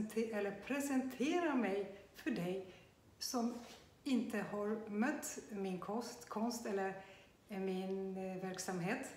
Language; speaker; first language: Swedish; non-native, fluent; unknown